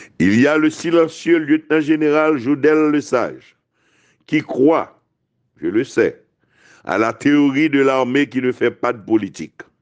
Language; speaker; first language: French; non-native, local second language; Haitian Creole